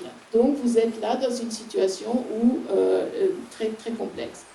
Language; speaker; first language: French; native; French